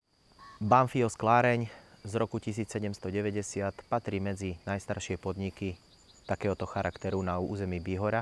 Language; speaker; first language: Slovak; native; Slovak